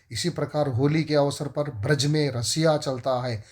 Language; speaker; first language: Hindi; non-native, local second language; Telugu